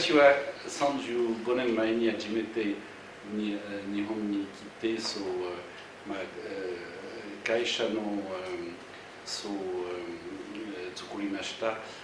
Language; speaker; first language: Japanese; non-native, fluent; French